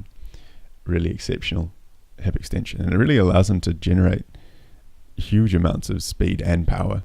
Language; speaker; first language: English; native; English